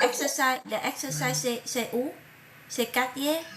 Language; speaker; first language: French; non-native, learner; Vietnamese